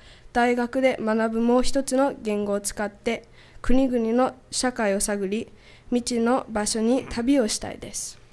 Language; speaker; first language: Japanese; non-native, fluent; English